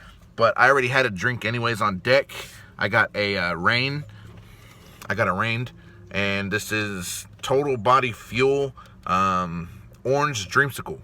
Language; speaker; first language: English; native; English